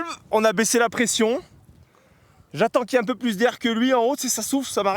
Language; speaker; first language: French; native; French